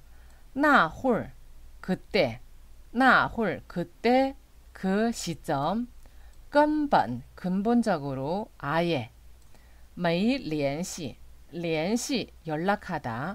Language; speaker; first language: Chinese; non-native, fluent; Korean